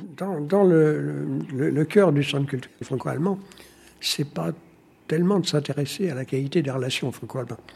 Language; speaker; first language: French; native; French